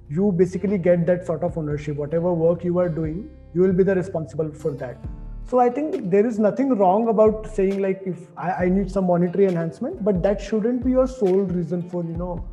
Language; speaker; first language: English; non-native, local second language; Hindi